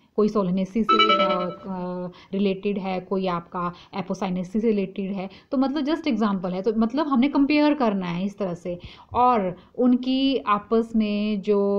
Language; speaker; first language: Hindi; native; Hindi